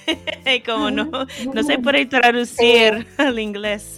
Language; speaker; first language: Spanish; non-native, fluent; English